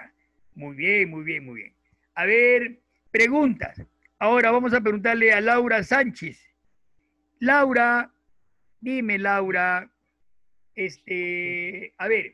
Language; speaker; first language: Spanish; native; Spanish